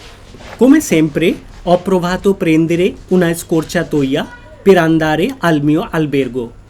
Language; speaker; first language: Italian; non-native, fluent; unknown